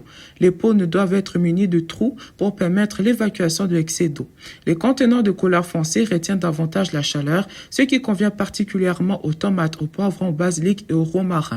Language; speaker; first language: French; native; French